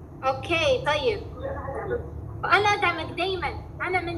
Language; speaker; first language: Arabic; native; Arabic